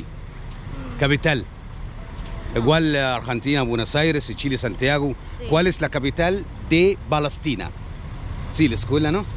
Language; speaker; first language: Spanish; non-native, learner; Arabic